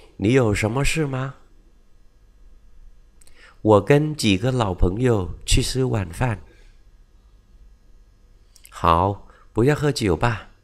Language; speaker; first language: Chinese; non-native, fluent; Vietnamese